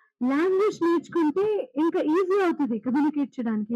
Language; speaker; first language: Telugu; non-native, learner; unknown